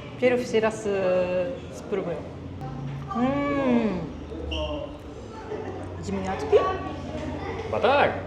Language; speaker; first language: Polish; non-native, learner; Japanese